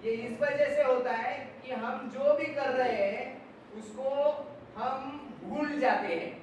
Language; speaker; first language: Hindi; non-native, local second language; Marathi